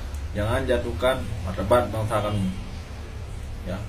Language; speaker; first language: Indonesian; non-native, local second language; Achinese